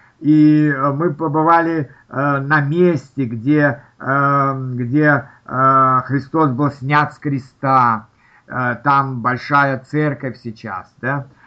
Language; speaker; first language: Russian; native; Russian